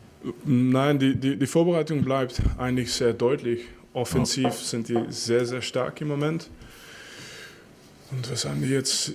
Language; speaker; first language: German; non-native, fluent; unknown